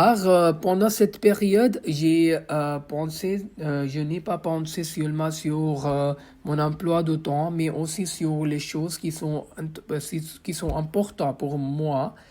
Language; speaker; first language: French; non-native, fluent; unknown